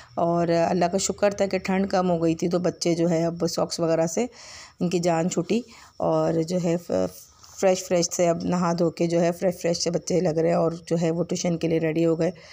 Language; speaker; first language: Urdu; native; Urdu